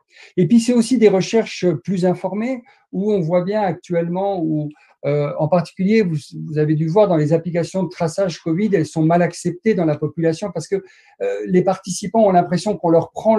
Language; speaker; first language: French; native; French